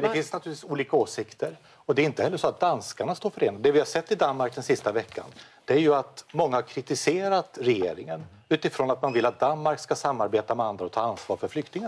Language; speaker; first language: Swedish; native; Swedish